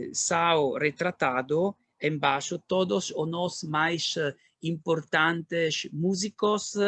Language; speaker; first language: Portuguese; non-native, learner; Italian